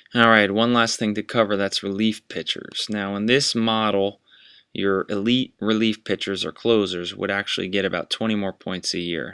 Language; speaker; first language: English; native; English